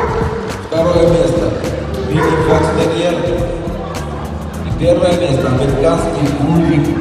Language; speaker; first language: Russian; non-native, fluent; Georgian